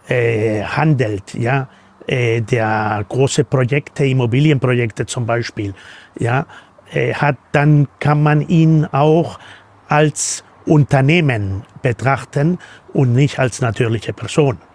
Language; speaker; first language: German; non-native, fluent; Spanish